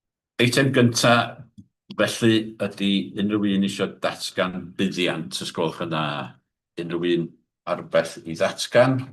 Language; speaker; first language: Welsh; native; Welsh